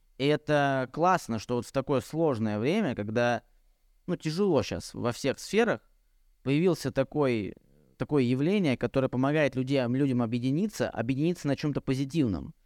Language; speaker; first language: Russian; native; Russian